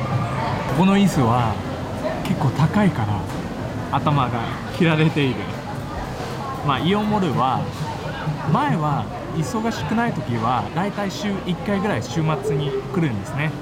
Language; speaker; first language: Japanese; non-native, fluent; Vietnamese